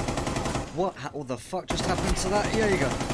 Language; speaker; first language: English; native; English